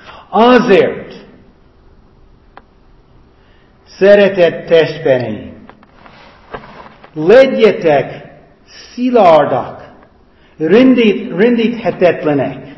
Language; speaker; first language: Hungarian; non-native, fluent; English